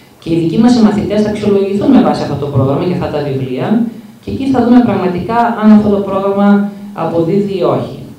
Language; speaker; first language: Greek; early bilingual, heritage; Greek